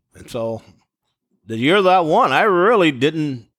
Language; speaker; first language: English; native; English